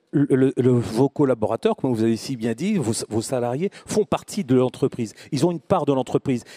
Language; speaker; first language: French; native; French